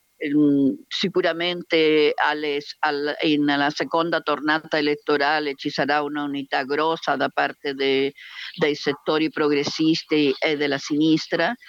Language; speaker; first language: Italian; non-native, fluent; Spanish